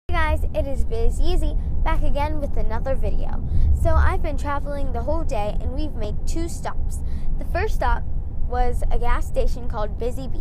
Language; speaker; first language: English; native; English